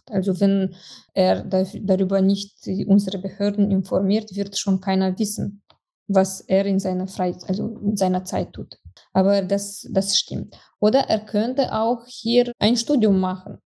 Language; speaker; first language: German; non-native, fluent; Romanian